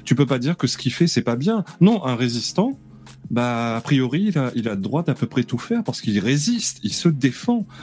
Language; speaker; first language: French; native; French